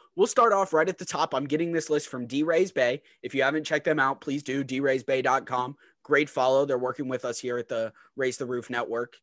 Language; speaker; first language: English; native; English